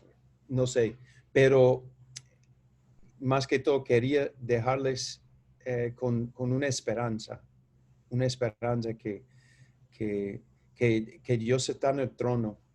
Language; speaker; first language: Spanish; non-native, fluent; English